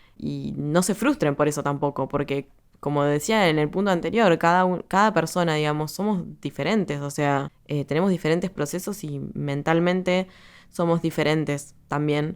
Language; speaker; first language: Spanish; native; Spanish